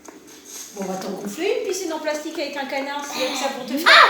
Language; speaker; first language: French; native; French